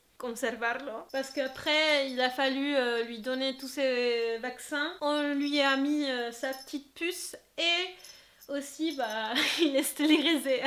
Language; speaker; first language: French; non-native, fluent; Spanish